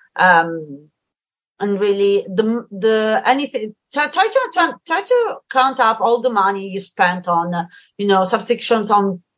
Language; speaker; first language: English; non-native, fluent; Italian